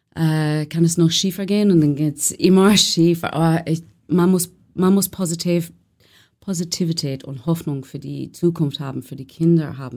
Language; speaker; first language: German; non-native, learner; English